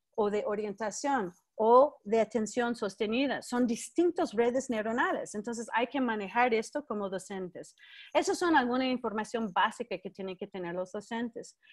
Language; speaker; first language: Spanish; non-native, fluent; English